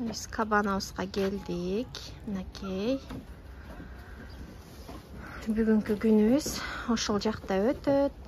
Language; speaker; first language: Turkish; non-native, learner; Kyrgyz